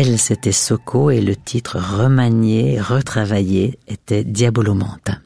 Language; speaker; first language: French; native; French